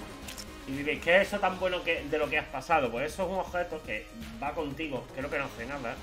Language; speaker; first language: Spanish; native; Spanish